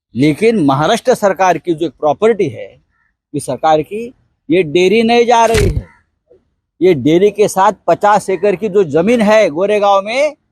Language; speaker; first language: Hindi; non-native, local second language; Marathi